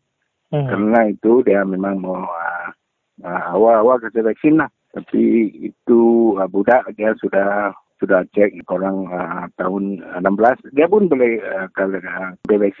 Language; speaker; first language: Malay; non-native, local second language; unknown